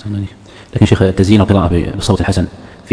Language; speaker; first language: Arabic; native; Arabic